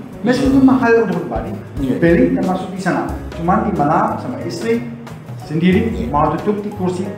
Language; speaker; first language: Indonesian; non-native, fluent; German